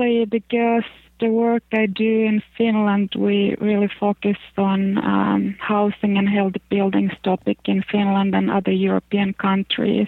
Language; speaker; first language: English; non-native, fluent; Finnish